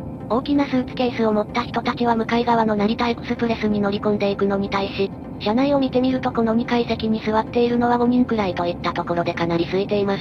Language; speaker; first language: Japanese; native; Japanese